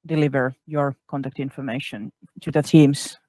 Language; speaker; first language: English; non-native, fluent; Finnish